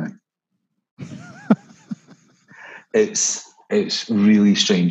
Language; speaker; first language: English; native; English